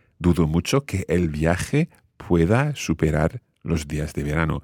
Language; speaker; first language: Spanish; non-native, fluent; English